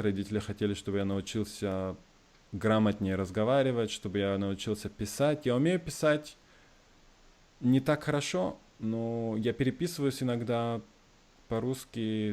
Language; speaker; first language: Russian; early bilingual, heritage; Russian